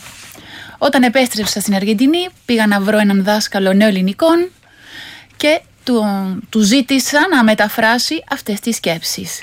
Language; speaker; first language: Greek; non-native, fluent; Spanish